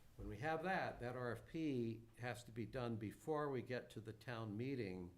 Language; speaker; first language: English; native; English